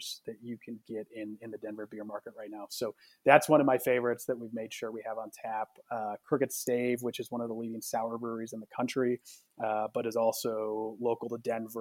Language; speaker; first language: English; native; English